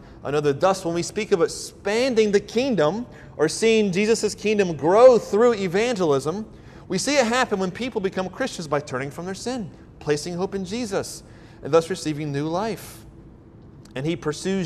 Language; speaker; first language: English; native; English